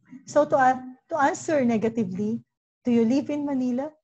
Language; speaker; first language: English; non-native, local second language; Filipino